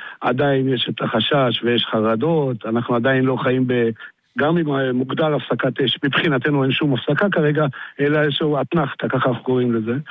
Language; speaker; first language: Hebrew; native; Hebrew